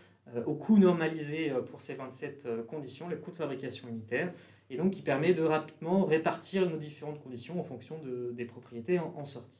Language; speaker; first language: French; native; French